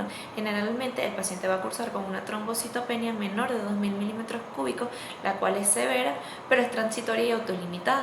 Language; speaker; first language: Spanish; native; Spanish